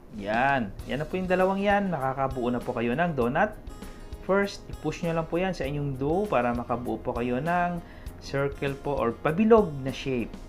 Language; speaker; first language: Filipino; non-native, local second language; Cebuano